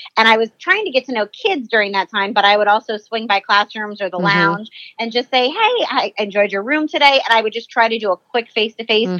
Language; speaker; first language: English; native; English